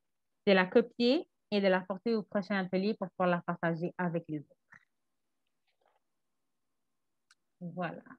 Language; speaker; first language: French; native; French